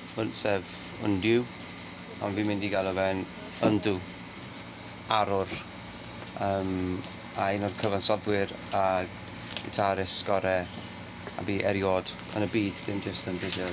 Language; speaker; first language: Welsh; native; Welsh